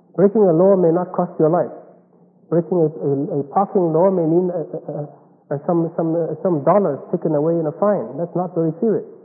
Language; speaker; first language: English; non-native, fluent; Chinese